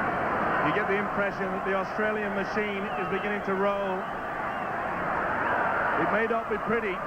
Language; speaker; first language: English; native; English